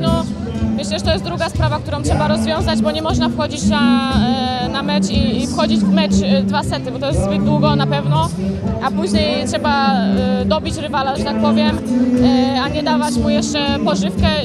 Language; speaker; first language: Polish; native; Polish